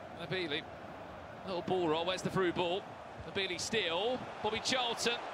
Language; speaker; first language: English; native; English